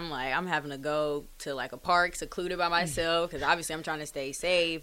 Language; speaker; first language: English; native; English